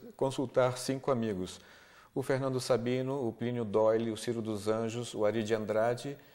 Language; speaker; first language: Portuguese; early bilingual, other home language; Spanish